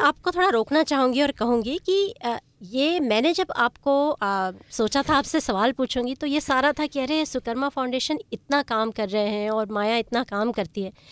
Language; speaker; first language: Hindi; native; Hindi